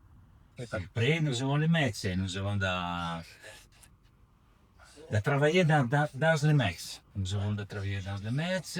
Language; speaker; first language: French; non-native, learner; Italian